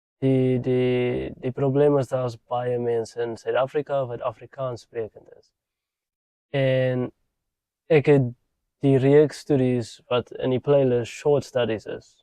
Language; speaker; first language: Afrikaans; non-native, local second language; English